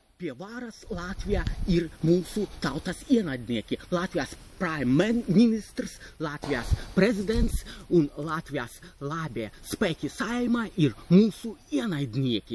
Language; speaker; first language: Latvian; non-native, local second language; Russian